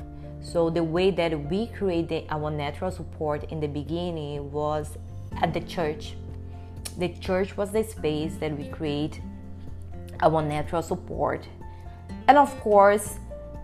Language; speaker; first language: English; non-native, fluent; Portuguese